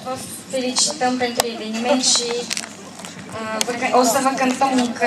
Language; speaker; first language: Romanian; non-native, fluent; Bulgarian